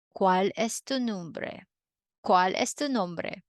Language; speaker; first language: Spanish; non-native, fluent; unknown